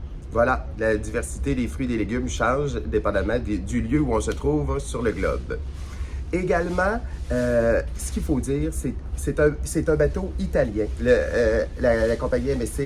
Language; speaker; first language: French; native; French